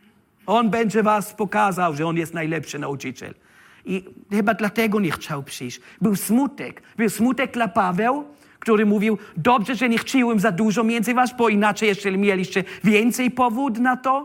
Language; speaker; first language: Polish; non-native, learner; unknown